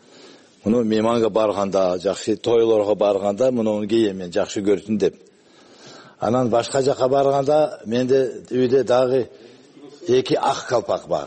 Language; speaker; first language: Kyrgyz; non-native, local second language; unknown